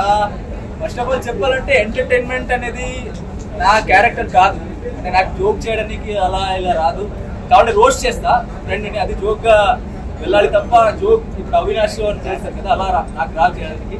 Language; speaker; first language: Telugu; non-native, local second language; Kannada